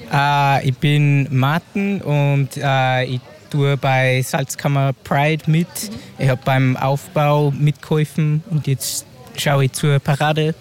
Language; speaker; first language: German; early bilingual, heritage; German